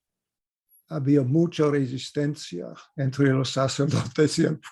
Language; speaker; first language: Spanish; non-native, fluent; English